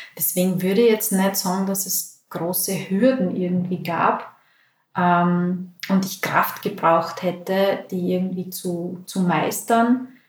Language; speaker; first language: German; native; German